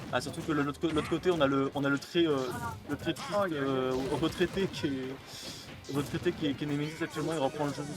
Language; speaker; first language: French; native; French